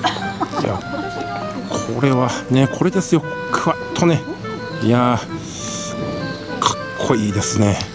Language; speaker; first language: Japanese; native; Japanese